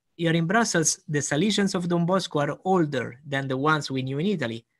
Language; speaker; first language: English; non-native, fluent; Italian